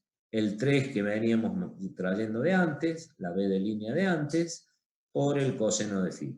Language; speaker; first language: Spanish; native; Spanish